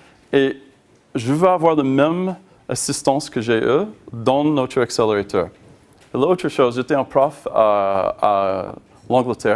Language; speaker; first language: French; non-native, learner; English